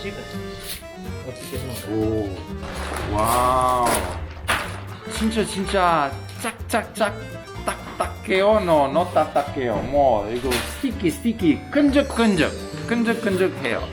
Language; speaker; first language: Korean; non-native, learner; Italian